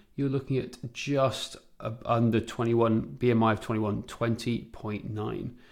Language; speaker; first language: English; native; English